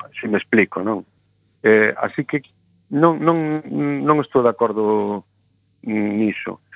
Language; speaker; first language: Galician; native; Galician